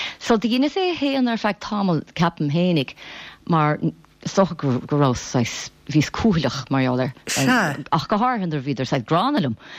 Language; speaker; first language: Irish; native; Irish